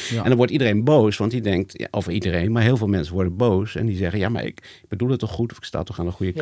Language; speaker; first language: Dutch; native; Dutch